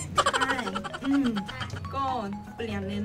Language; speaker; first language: Thai; non-native, learner; Korean